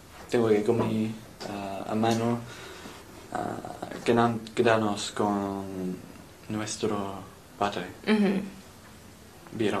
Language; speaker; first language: Spanish; non-native, learner; English